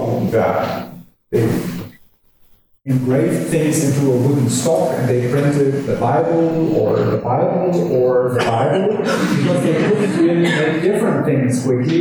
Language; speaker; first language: English; non-native, fluent; German